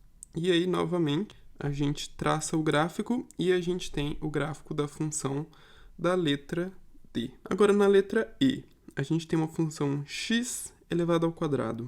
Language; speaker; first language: Portuguese; native; Portuguese